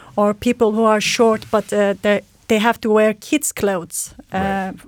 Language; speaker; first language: English; non-native, fluent; Turkish